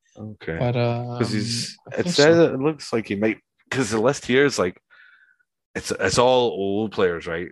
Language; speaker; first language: English; native; English